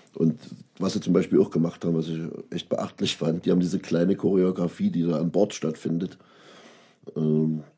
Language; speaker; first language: German; native; German